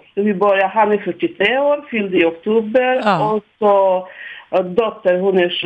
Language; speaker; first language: Swedish; non-native, fluent; Serbian